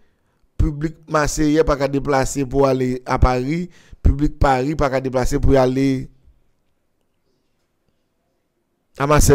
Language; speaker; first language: French; non-native, local second language; Haitian Creole